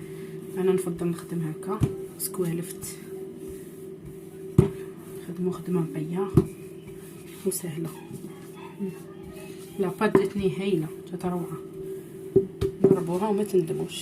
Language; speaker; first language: Arabic; native; Arabic